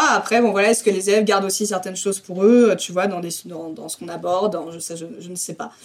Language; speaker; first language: French; native; French